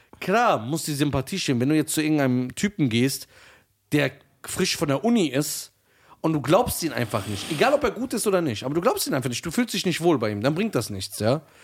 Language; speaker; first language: German; early bilingual, other home language; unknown